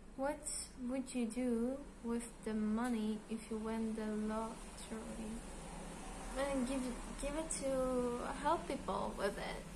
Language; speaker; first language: English; non-native, learner; Hebrew